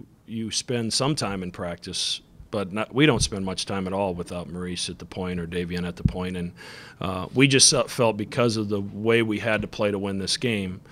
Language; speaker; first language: English; native; English